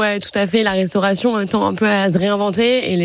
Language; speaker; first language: French; native; French